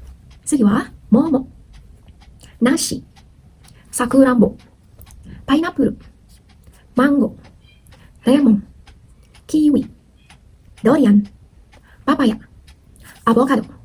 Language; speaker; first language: Japanese; non-native, fluent; Indonesian